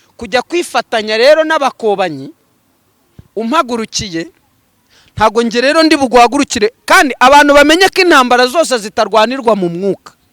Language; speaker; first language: Kinyarwanda; native; Kinyarwanda